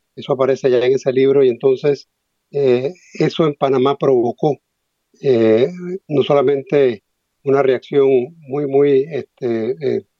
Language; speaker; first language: Spanish; native; Spanish